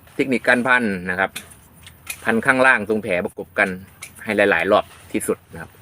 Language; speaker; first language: Thai; non-native, local second language; Northeastern Thai